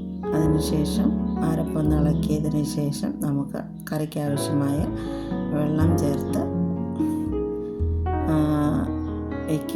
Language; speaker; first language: Malayalam; native; Malayalam